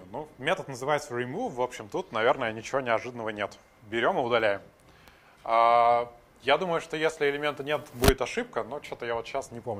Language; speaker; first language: Russian; native; Russian